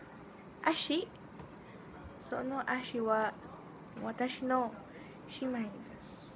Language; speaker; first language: Japanese; non-native, learner; English